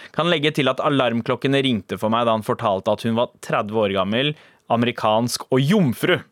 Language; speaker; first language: Norwegian; early bilingual, other home language; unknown